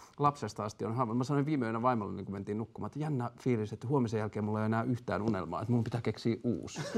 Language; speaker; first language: Finnish; native; Finnish